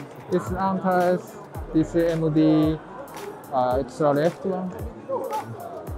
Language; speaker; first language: English; non-native, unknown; Japanese